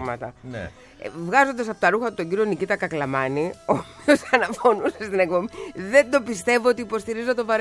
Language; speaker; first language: Greek; native; Greek